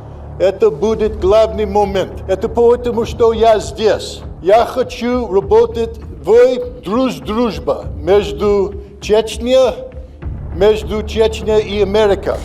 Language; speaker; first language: Russian; non-native, learner; English